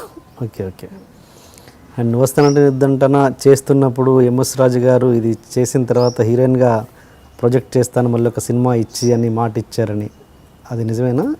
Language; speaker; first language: Telugu; native; Telugu